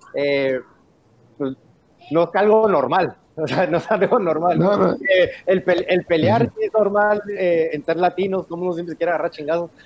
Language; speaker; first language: Spanish; early bilingual, heritage; Spanish